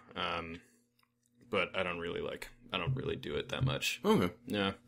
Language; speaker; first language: English; native; English